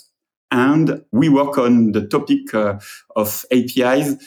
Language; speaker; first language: English; non-native, fluent; French